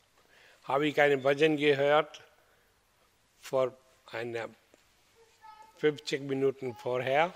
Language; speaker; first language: German; non-native, learner; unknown